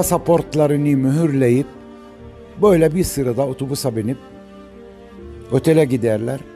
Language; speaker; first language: Turkish; non-native, fluent; Arabic